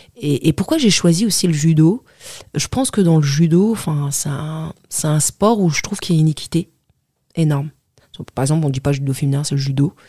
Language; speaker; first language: French; non-native, local second language; Arabic